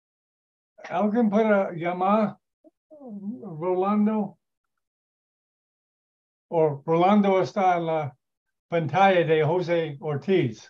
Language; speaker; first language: Spanish; non-native, learner; English